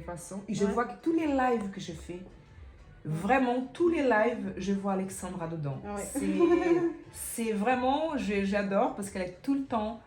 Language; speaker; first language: French; non-native, fluent; Portuguese